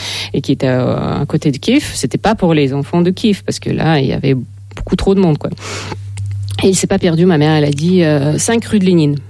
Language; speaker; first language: French; non-native, fluent; Russian